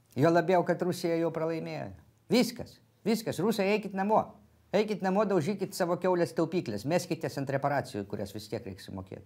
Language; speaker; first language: Lithuanian; native; Lithuanian